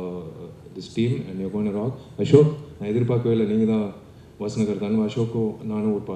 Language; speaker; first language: Tamil; native; Tamil